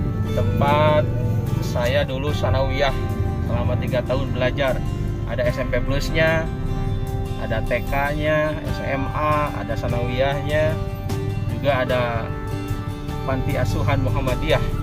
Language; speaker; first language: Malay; non-native, local second language; Sundanese